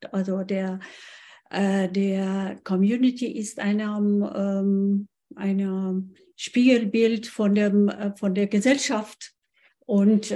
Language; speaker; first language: German; non-native, fluent; Persian